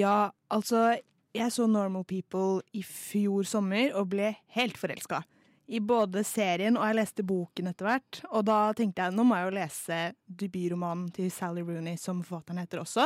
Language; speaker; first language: Norwegian; native; Norwegian